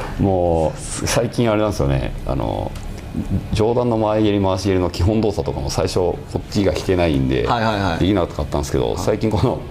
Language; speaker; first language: Japanese; native; Japanese